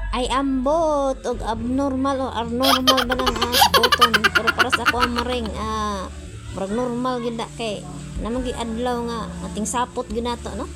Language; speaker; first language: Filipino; non-native, local second language; Cebuano